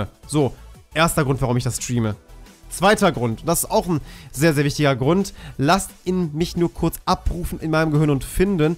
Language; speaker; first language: German; native; German